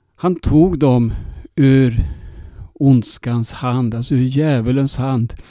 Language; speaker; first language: Spanish; non-native, fluent; Swedish